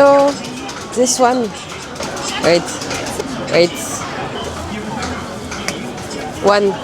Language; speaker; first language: English; non-native, learner; French